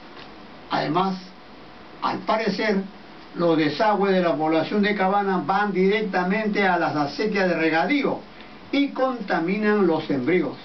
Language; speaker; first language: Spanish; native; Spanish